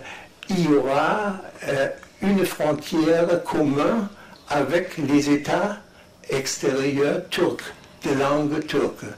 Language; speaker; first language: French; non-native, fluent; German